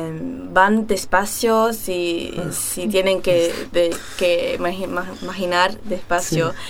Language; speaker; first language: Spanish; early bilingual, heritage; German